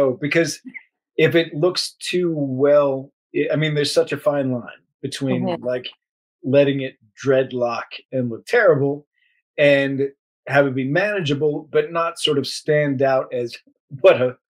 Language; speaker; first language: English; native; English